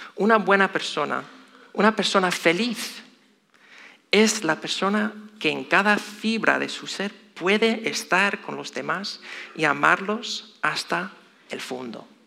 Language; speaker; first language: Spanish; non-native, fluent; English